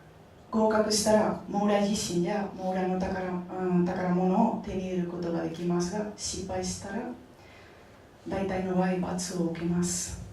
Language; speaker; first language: Japanese; non-native, fluent; Spanish